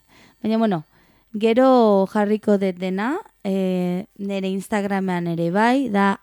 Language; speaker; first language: Basque; non-native, local second language; Spanish